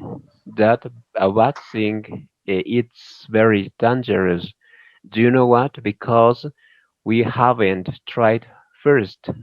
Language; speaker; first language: English; non-native, learner; Spanish